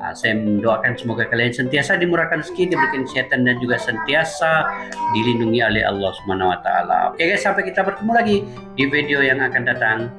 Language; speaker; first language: Malay; native; Malay